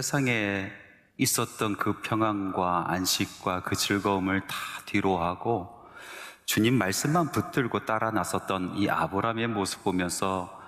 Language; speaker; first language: Korean; native; Korean